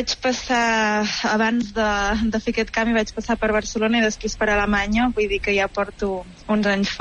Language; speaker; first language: Catalan; native; Catalan